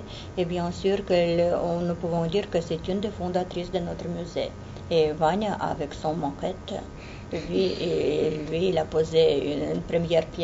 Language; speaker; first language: French; non-native, fluent; Russian